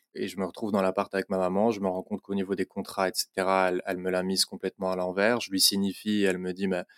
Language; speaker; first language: French; native; French